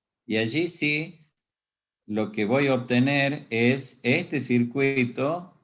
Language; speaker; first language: Spanish; native; Spanish